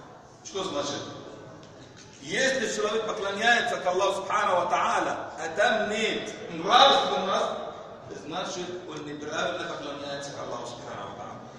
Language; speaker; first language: Russian; non-native, fluent; Arabic